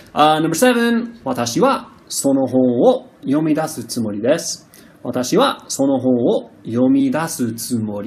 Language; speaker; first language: Japanese; non-native, learner; English